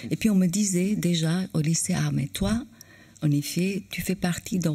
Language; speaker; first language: French; non-native, fluent; Albanian